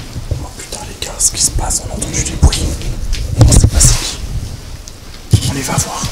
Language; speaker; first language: French; native; French